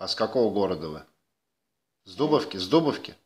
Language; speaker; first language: Russian; native; Russian